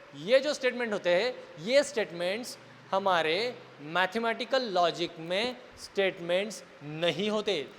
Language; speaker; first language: Hindi; non-native, local second language; Marathi